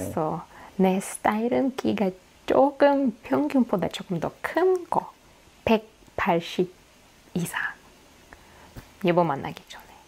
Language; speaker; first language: Korean; non-native, fluent; Russian